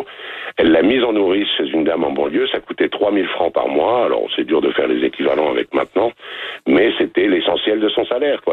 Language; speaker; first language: French; native; French